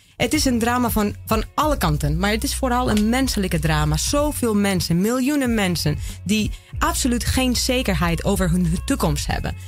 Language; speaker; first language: Dutch; non-native, fluent; Spanish